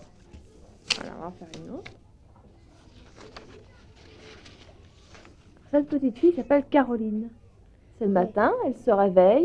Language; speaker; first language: French; native; French